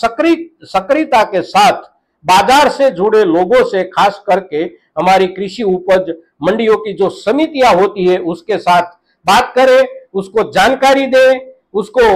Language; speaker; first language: Hindi; non-native, local second language; Gujarati